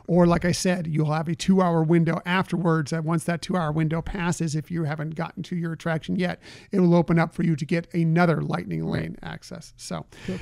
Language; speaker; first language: English; native; English